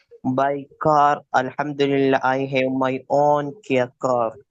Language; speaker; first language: English; non-native, learner; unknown